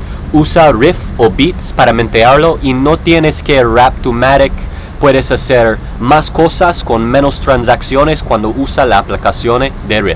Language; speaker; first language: Spanish; non-native, learner; English